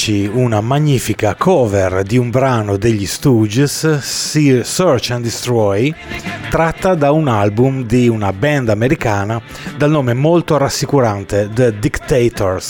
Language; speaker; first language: Italian; native; Italian